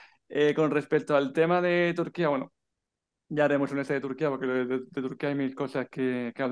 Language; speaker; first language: Spanish; native; Spanish